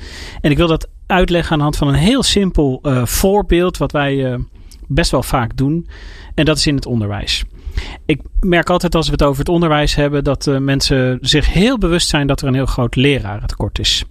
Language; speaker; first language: Dutch; native; Dutch